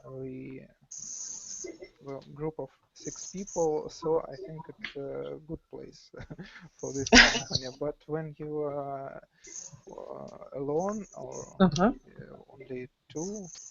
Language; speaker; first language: English; non-native, learner; Russian